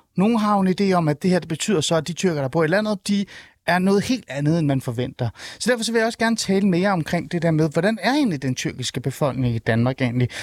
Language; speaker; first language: Danish; non-native, fluent; Turkish